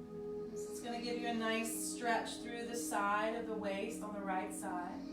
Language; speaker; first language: English; native; English